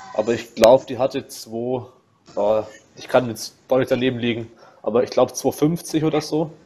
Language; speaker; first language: German; non-native, fluent; Russian